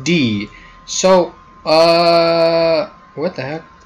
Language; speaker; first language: English; native; English